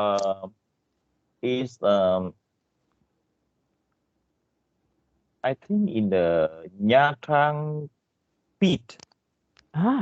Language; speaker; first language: English; non-native, learner; Vietnamese